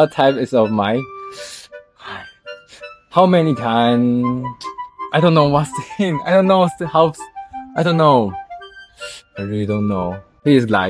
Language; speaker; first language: English; non-native, learner; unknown